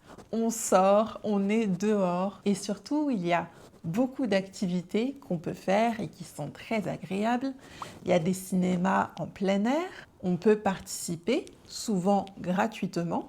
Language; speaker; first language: French; native; French